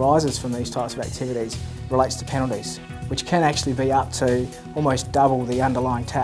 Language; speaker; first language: English; native; English